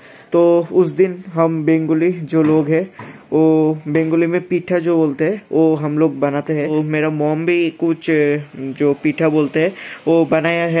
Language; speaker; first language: Hindi; non-native, local second language; Bangla